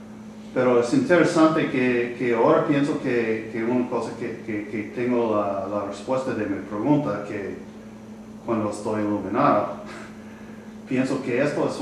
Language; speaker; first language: Spanish; non-native, learner; English